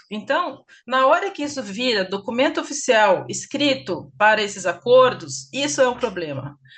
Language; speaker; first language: Portuguese; native; Portuguese